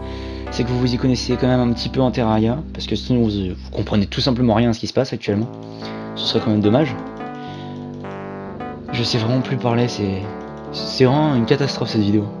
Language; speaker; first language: French; native; French